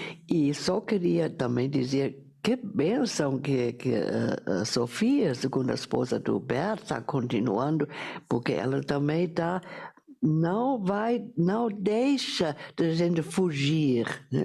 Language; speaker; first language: Portuguese; non-native, fluent; German